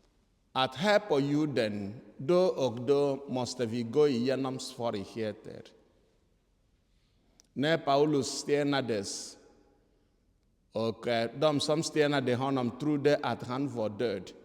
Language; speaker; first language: Swedish; non-native, fluent; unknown